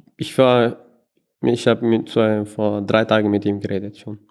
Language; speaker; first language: German; non-native, learner; Persian